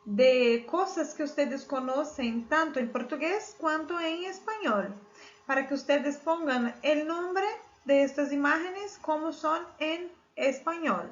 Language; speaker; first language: Spanish; non-native, fluent; Portuguese